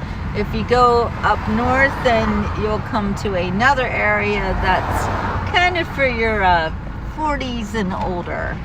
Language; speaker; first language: English; native; English